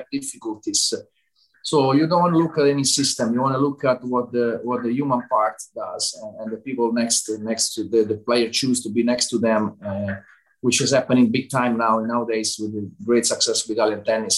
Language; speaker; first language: English; non-native, fluent; Italian